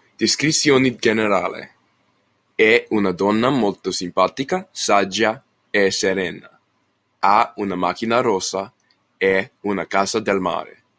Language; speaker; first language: Italian; non-native, learner; English